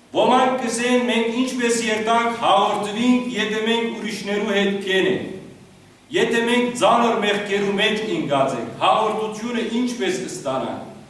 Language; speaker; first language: Armenian; early bilingual, heritage; Armenian